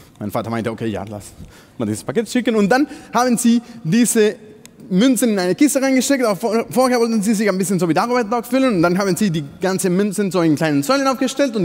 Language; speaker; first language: German; non-native, fluent; Spanish